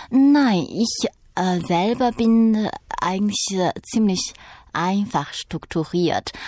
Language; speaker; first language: German; non-native, fluent; Chinese